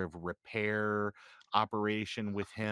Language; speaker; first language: English; native; English